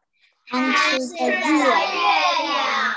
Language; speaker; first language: Chinese; early bilingual, heritage; Chinese